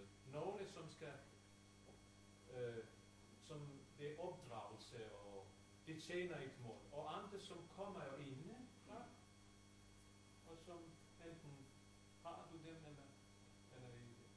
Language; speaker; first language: Danish; non-native, fluent; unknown